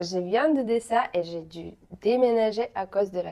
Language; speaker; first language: French; non-native, learner; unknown